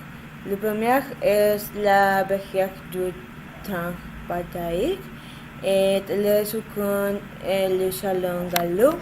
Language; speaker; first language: French; non-native, learner; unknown